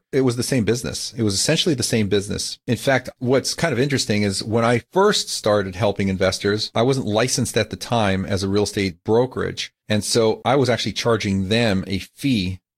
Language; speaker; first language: English; native; English